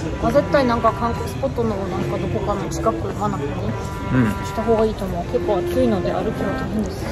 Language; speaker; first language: Japanese; non-native, fluent; German